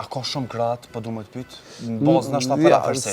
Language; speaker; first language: Albanian; native; Albanian